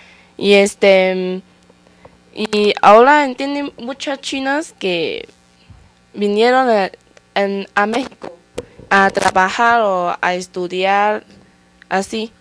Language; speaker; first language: Spanish; non-native, learner; Chinese